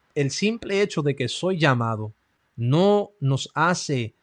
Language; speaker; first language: Spanish; early bilingual, heritage; Spanish